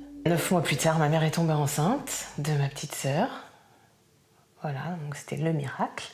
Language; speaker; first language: French; native; French